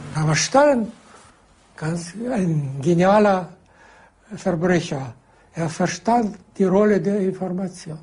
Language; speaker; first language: German; non-native, fluent; Russian